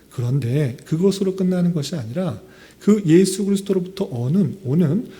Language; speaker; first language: Korean; native; Korean